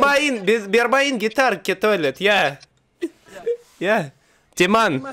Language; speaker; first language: Indonesian; non-native, learner; Russian